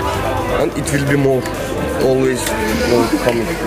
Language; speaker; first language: English; non-native, learner; Turkish